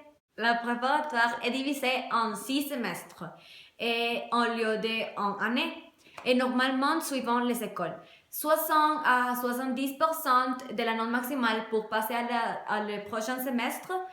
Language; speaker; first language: French; non-native, learner; Spanish